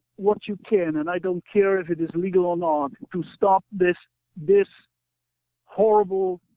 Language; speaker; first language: English; non-native, fluent; German